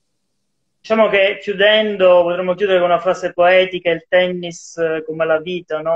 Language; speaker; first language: Italian; native; Italian